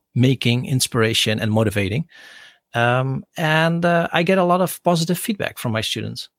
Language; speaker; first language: English; non-native, fluent; Dutch